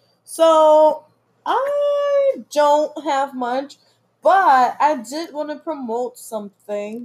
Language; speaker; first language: English; non-native, local second language; Spanish